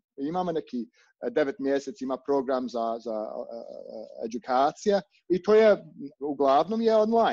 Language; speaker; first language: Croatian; non-native, learner; English